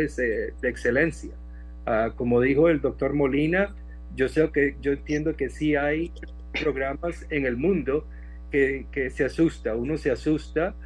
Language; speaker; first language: Spanish; native; Spanish